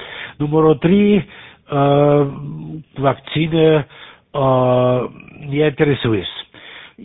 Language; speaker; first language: Russian; non-native, learner; German